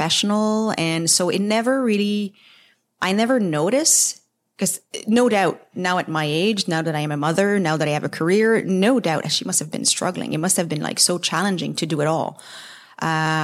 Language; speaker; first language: English; non-native, fluent; French